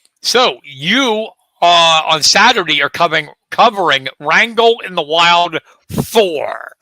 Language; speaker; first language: English; native; English